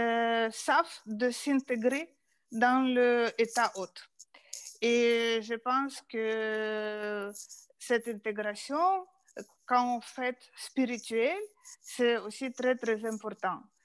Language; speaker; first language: French; non-native, fluent; Ukrainian